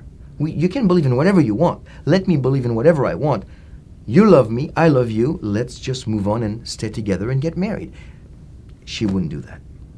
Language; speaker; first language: English; non-native, fluent; French